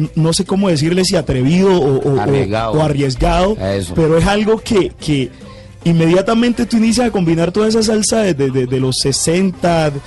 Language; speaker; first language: Spanish; native; Spanish